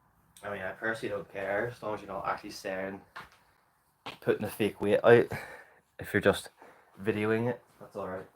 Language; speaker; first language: English; native; English